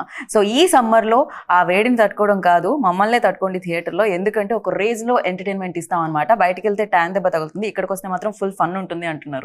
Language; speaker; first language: Telugu; native; Telugu